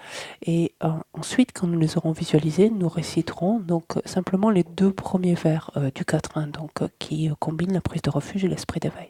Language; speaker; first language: French; native; French